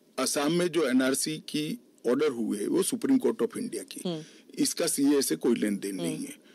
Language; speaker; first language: Hindi; non-native, local second language; Gujarati